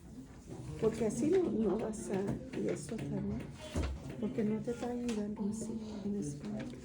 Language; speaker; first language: Spanish; early bilingual, heritage; Spanish